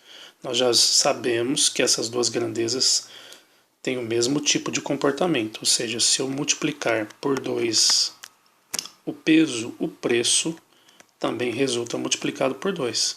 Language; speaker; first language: Portuguese; native; Portuguese